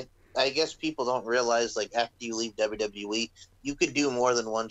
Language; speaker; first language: English; native; English